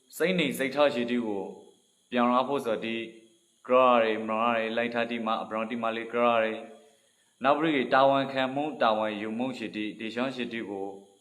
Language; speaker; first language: Burmese; native; Burmese